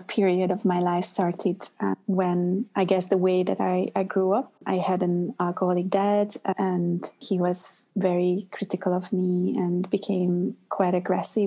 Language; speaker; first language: English; non-native, fluent; Hungarian